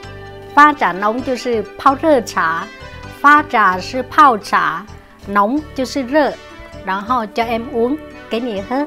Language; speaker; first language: Chinese; non-native, local second language; Vietnamese